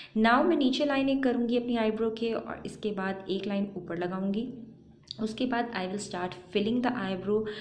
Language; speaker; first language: Urdu; native; Urdu